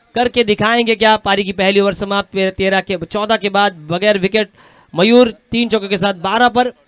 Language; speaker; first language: Hindi; non-native, local second language; Marathi